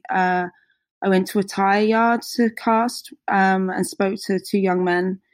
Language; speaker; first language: English; native; English